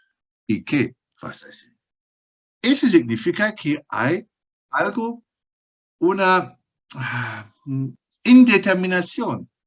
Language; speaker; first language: Spanish; non-native, fluent; German